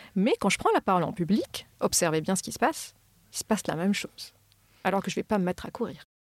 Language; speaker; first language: French; non-native, local second language; Arabic